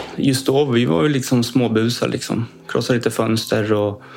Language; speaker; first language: Swedish; native; Swedish